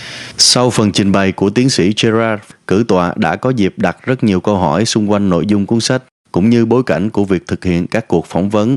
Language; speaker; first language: Vietnamese; native; Vietnamese